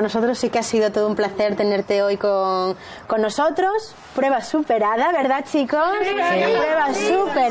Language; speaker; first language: Spanish; native; Spanish